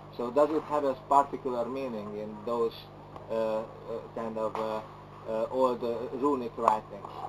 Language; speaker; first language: English; non-native, fluent; Hungarian